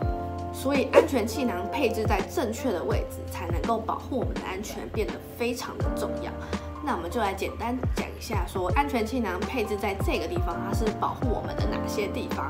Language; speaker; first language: Chinese; native; Chinese